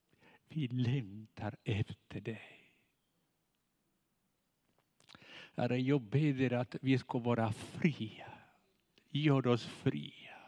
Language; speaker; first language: Swedish; non-native, fluent; Spanish